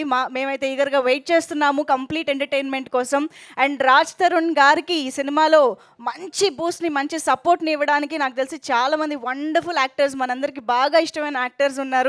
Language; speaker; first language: Telugu; native; Telugu